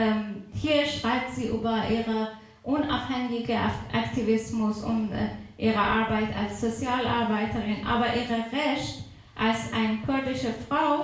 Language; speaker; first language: German; non-native, fluent; Persian